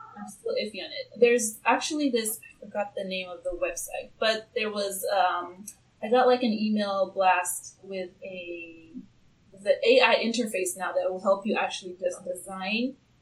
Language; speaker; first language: English; non-native, local second language; Swahili